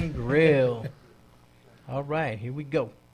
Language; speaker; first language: English; native; English